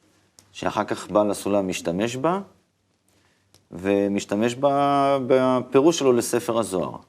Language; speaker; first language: Hebrew; native; Hebrew